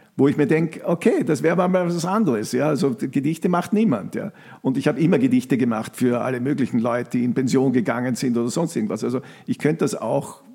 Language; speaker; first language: German; native; German